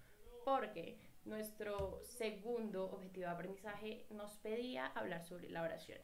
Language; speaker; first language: Spanish; native; Spanish